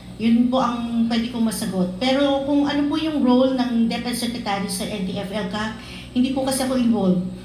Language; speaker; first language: Filipino; native; Filipino